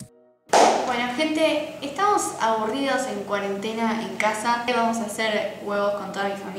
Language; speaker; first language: Spanish; native; Spanish